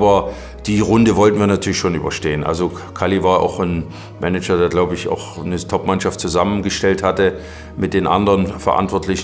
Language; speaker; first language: German; native; German